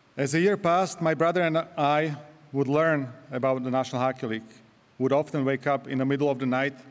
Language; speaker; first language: English; non-native, fluent; Slovak